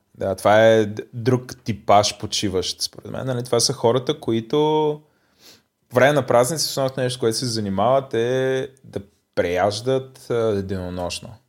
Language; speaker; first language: Bulgarian; native; Bulgarian